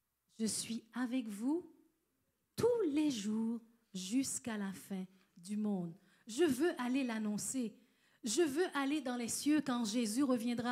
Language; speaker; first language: French; native; French